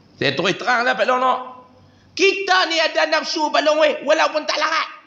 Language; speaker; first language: Malay; native; Malay